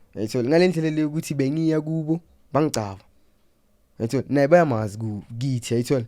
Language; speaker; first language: Zulu; non-native, local second language; Southern Sotho